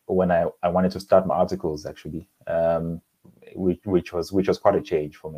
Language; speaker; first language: English; non-native, local second language; Zulu